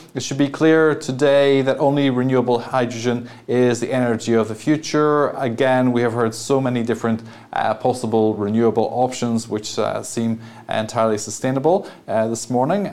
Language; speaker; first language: English; native; English